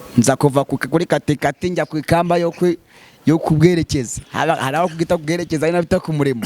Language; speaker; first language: Kinyarwanda; native; Kinyarwanda